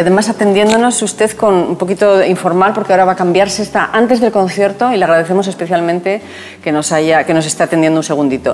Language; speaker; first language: Spanish; native; Spanish